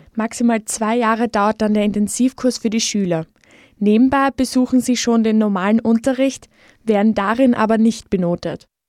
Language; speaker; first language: German; native; German